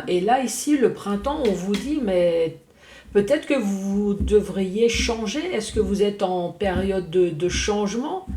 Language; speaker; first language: French; native; French